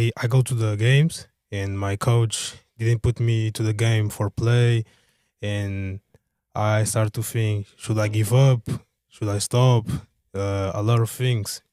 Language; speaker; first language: English; non-native, learner; Portuguese